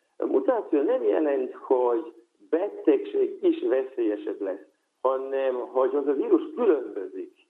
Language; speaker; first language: Hungarian; non-native, local second language; Serbian